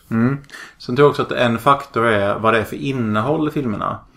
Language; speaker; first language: Swedish; native; Swedish